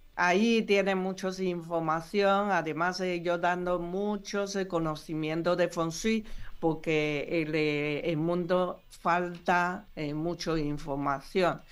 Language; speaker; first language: Spanish; non-native, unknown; Chinese